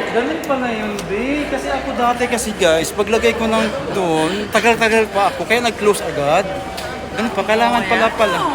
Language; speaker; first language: Filipino; non-native, local second language; Cebuano